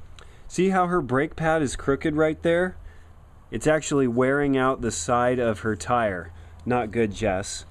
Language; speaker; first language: English; native; English